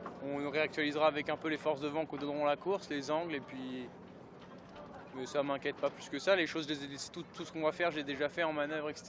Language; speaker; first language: French; native; French